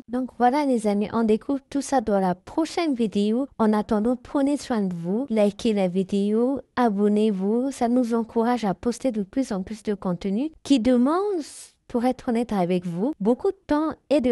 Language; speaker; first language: French; native; French